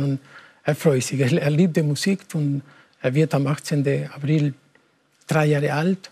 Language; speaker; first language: German; non-native, learner; Spanish